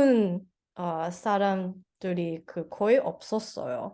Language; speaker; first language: Korean; non-native, learner; English